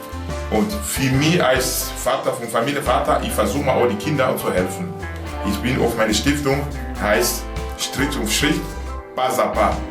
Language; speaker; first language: German; non-native, learner; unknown